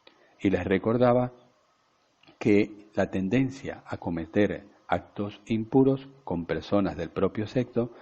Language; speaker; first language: Spanish; native; Spanish